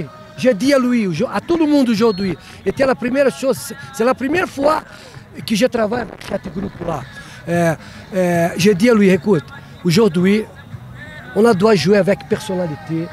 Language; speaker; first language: French; non-native, learner; Portuguese